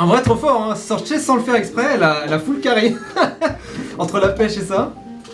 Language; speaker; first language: French; native; French